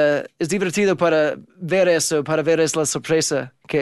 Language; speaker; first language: Spanish; non-native, fluent; English